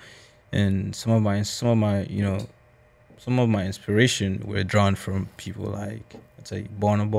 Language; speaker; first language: English; non-native, local second language; Esan